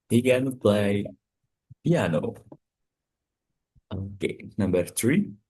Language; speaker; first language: English; non-native, fluent; Indonesian